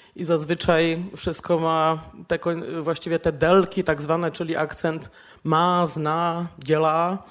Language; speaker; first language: Polish; native; Polish